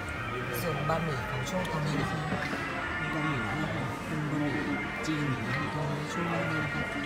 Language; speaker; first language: Japanese; non-native, learner; Thai